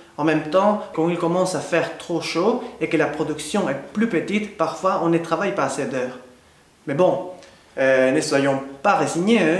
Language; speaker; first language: French; non-native, fluent; Spanish